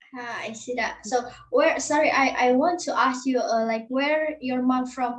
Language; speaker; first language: English; non-native, learner; Indonesian